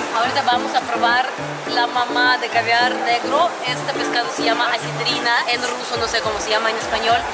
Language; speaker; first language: Spanish; non-native, fluent; Russian